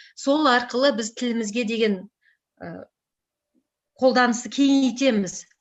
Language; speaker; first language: Kazakh; native; Kazakh